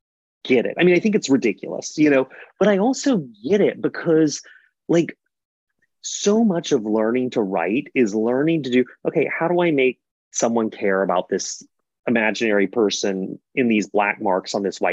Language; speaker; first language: English; native; English